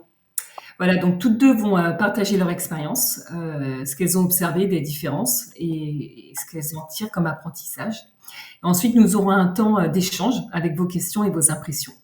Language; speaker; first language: French; native; French